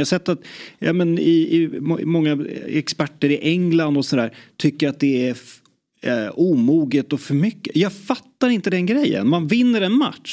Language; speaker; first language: Swedish; native; Swedish